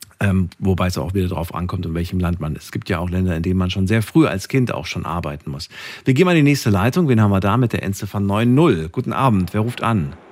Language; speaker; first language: German; native; German